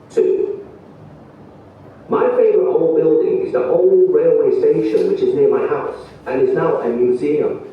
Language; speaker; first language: English; non-native, learner; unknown